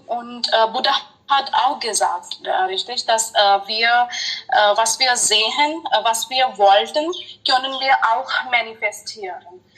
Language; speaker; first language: German; non-native, fluent; Hindi